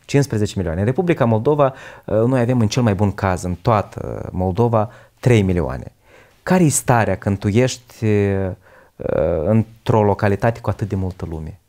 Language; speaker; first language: Romanian; native; Romanian